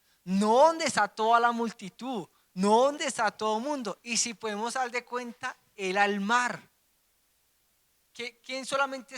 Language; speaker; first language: Spanish; native; Spanish